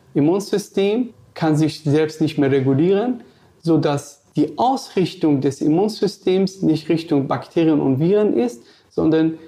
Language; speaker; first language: German; non-native, fluent; Persian